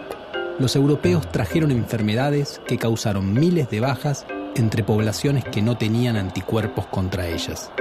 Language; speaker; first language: Spanish; native; Spanish